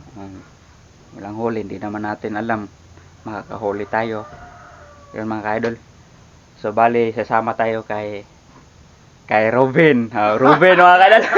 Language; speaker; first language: Filipino; native; Filipino